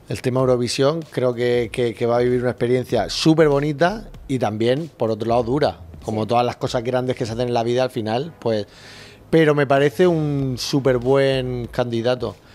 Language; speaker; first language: Spanish; native; Spanish